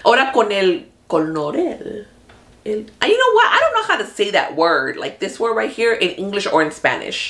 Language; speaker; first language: English; early bilingual, other home language; Spanish